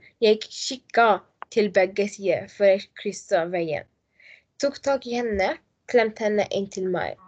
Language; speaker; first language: Norwegian; non-native, learner; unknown